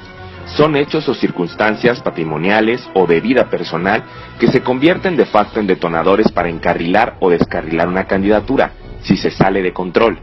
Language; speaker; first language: Spanish; native; Spanish